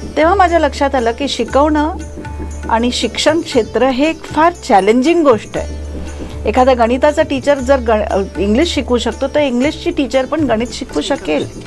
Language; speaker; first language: Marathi; non-native, local second language; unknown